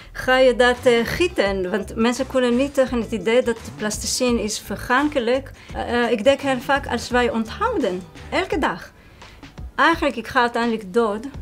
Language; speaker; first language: Dutch; non-native, fluent; Hebrew